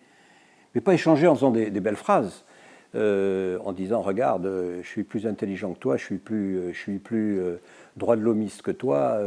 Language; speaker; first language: French; native; French